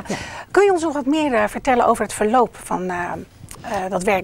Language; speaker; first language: Dutch; native; Dutch